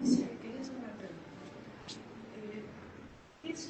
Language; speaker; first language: Spanish; non-native, fluent; Portuguese